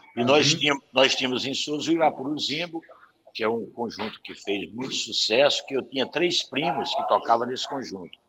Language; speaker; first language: Portuguese; native; Portuguese